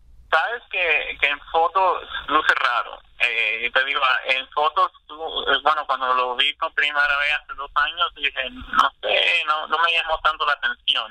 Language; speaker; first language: Spanish; early bilingual, other home language; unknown